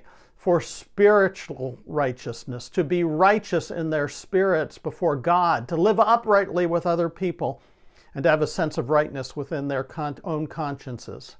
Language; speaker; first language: English; native; English